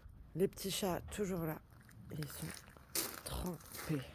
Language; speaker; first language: French; native; French